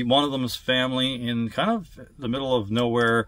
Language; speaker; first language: English; native; English